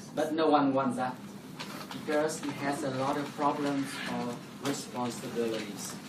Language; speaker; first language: English; non-native, fluent; Vietnamese